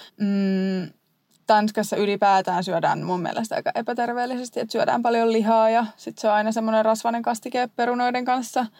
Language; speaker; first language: Finnish; native; Finnish